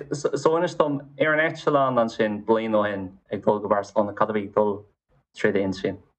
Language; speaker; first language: Irish; non-native, local second language; English